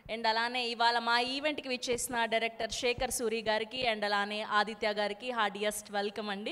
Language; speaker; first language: Telugu; native; Telugu